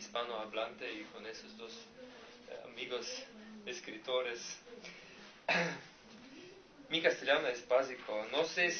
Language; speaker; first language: Spanish; non-native, learner; Slovenian